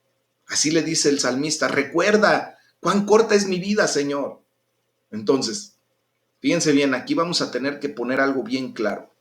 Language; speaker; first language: Spanish; native; Spanish